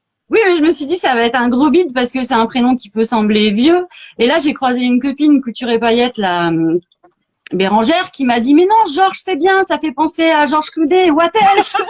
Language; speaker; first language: French; native; French